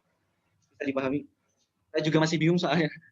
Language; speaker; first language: Indonesian; native; Indonesian